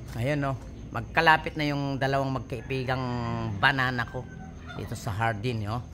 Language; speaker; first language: Filipino; non-native, local second language; Pangasinan